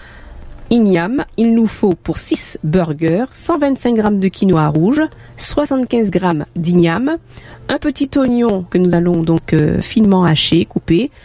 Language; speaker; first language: French; native; French